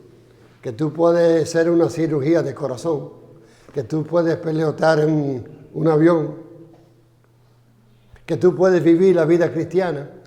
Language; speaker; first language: Spanish; non-native, fluent; English